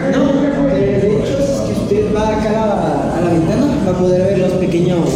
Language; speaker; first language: Spanish; native; Spanish